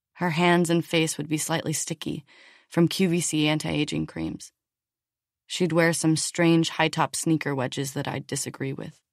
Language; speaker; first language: English; native; English